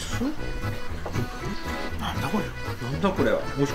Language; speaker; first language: Japanese; native; Japanese